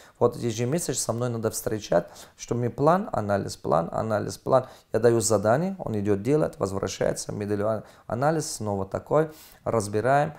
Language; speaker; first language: Russian; non-native, fluent; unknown